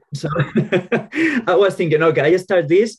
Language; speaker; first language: English; non-native, fluent; Spanish